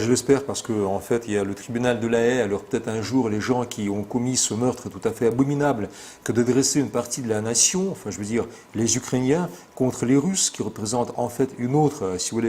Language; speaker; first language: French; non-native, fluent; Russian